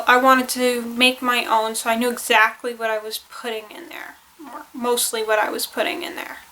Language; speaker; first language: English; native; English